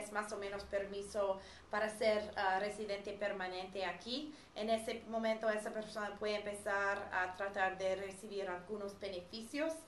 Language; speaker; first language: Spanish; non-native, fluent; English